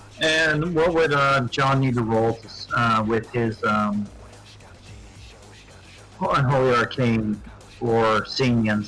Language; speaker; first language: English; native; English